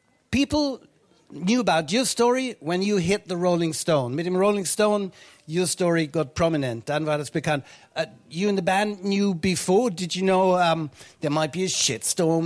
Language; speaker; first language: English; non-native, fluent; German